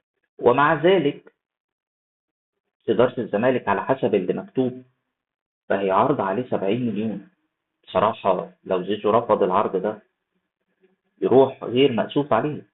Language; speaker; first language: Arabic; native; Arabic